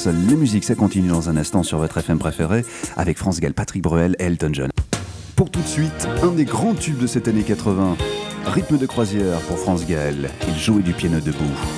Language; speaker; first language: French; native; French